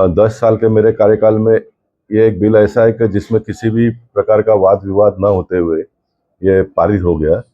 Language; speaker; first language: Hindi; non-native, local second language; Kannada